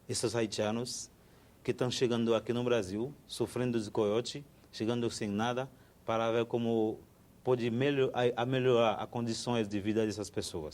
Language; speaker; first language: Portuguese; non-native, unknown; Haitian Creole